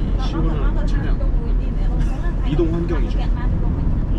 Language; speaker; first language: Korean; non-native, learner; Khmer